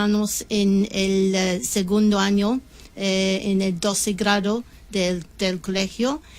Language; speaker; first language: Spanish; non-native, learner; English